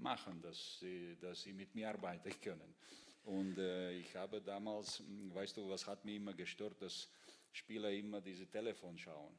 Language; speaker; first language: German; non-native, fluent; Russian